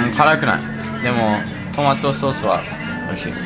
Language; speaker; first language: Japanese; non-native, learner; English